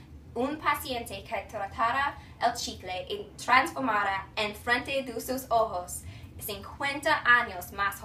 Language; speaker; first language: Spanish; non-native, learner; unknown